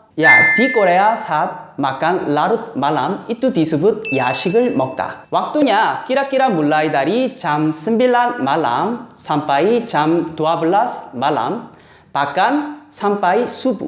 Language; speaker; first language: Indonesian; non-native, fluent; Korean